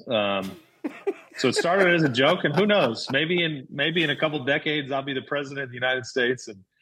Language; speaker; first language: English; native; English